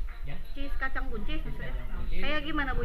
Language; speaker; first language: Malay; non-native, local second language; Sundanese